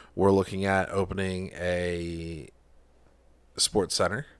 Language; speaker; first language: English; native; English